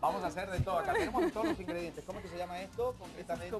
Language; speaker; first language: Spanish; native; Spanish